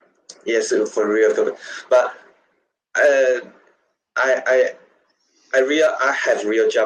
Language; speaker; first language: English; non-native, learner; Chinese